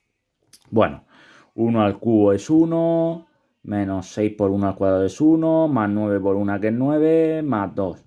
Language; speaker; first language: Spanish; native; Spanish